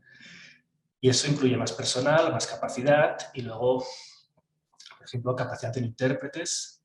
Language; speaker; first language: Spanish; native; Spanish